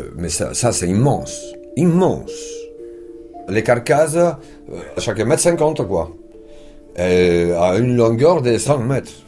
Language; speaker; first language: French; non-native, fluent; Spanish